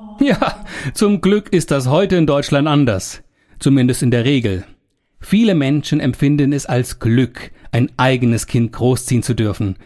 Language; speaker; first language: German; native; German